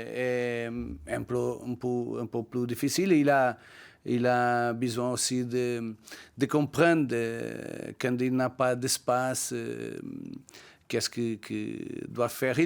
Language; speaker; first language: French; non-native, learner; Portuguese